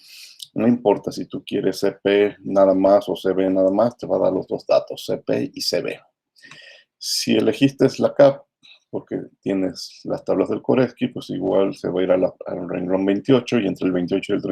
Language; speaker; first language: Spanish; native; Spanish